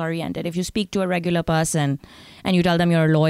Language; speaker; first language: English; non-native, local second language; Urdu